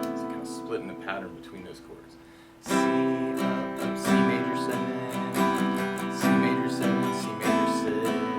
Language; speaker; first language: English; native; English